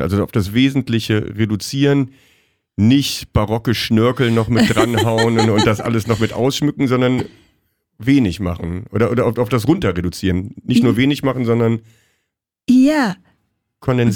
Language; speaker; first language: German; native; German